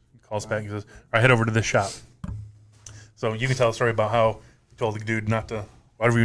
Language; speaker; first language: English; native; English